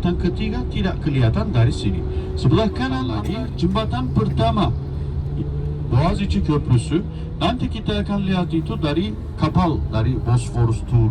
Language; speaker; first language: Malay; non-native, fluent; Turkish